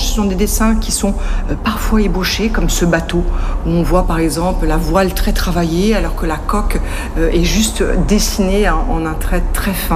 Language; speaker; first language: French; native; French